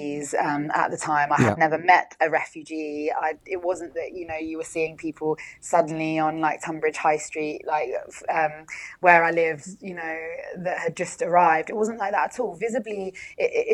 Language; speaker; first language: English; native; English